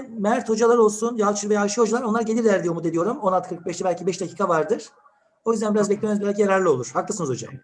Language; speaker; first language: Turkish; native; Turkish